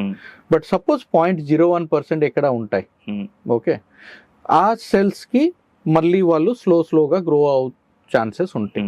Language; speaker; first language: Telugu; non-native, learner; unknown